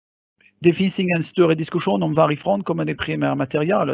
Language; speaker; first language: Swedish; non-native, fluent; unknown